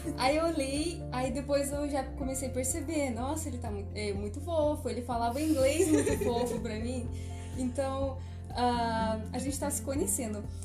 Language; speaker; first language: Portuguese; non-native, fluent; Russian